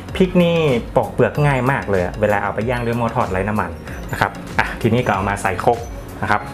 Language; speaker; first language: Thai; non-native, local second language; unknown